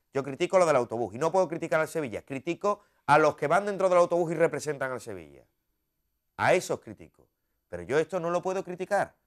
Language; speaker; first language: Spanish; native; Spanish